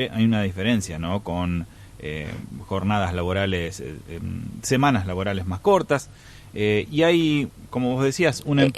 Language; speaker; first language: Spanish; native; Spanish